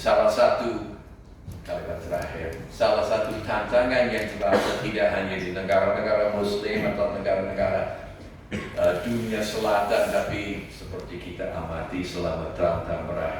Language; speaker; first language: Indonesian; non-native, fluent; English